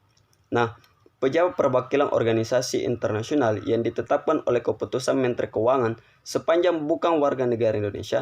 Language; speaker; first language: Indonesian; native; Indonesian